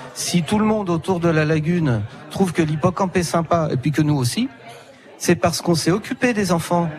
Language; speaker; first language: French; native; French